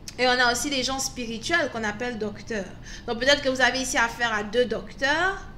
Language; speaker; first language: French; native; French